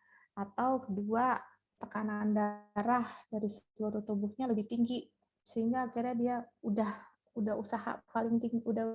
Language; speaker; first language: Indonesian; native; Indonesian